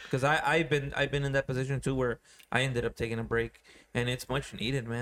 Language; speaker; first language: English; early bilingual, other home language; Spanish